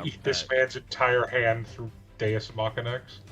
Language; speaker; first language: English; native; English